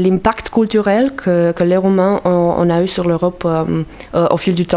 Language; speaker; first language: French; non-native, fluent; Romanian